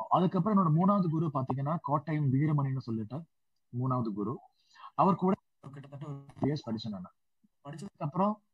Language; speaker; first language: Tamil; non-native, local second language; Malayalam